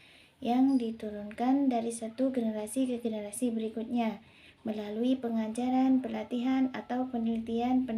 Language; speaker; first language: Indonesian; native; Indonesian